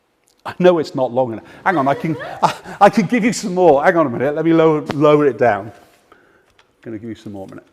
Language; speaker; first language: English; native; English